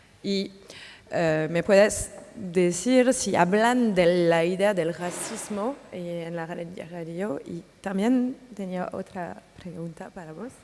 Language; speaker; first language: Spanish; non-native, learner; French